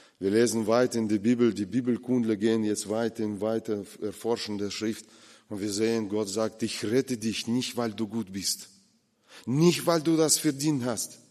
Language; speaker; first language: German; non-native, fluent; Russian